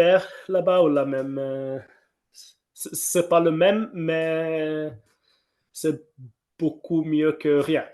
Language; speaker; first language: French; non-native, fluent; Norwegian